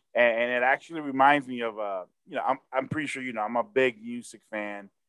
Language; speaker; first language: English; early bilingual, other home language; Spanish